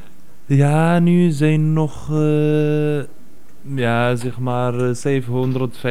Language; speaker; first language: Dutch; non-native, fluent; Arabic